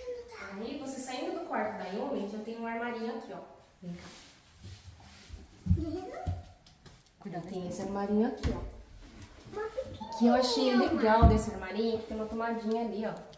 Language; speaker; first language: Portuguese; native; Portuguese